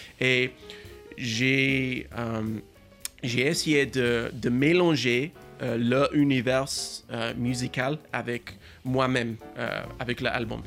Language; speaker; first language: French; non-native, learner; English